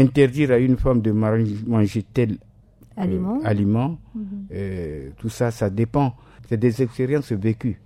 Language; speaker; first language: French; non-native, local second language; Sango